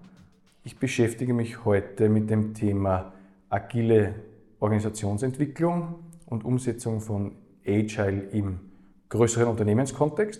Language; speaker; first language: German; native; German